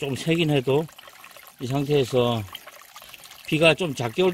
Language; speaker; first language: Korean; native; Korean